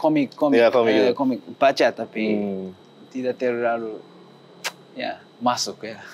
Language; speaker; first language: Indonesian; non-native, learner; Japanese